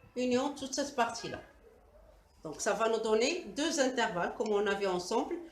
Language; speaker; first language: French; non-native, local second language; Arabic